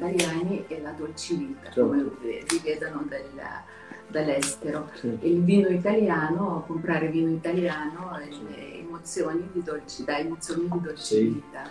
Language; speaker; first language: Italian; non-native, fluent; Russian